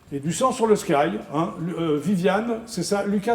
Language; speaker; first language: French; native; French